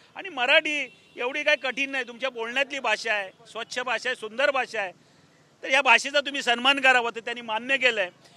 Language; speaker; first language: Marathi; native; Marathi